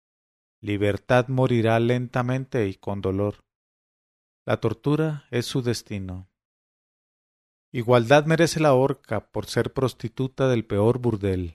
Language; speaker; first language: Spanish; native; Spanish